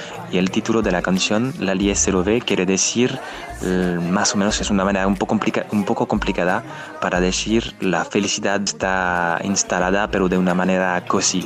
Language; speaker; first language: Spanish; non-native, fluent; French